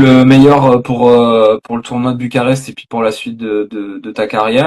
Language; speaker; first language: French; native; French